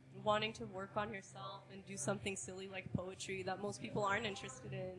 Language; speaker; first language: English; native; English